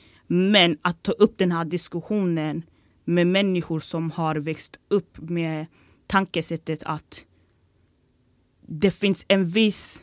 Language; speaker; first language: Swedish; early bilingual, other home language; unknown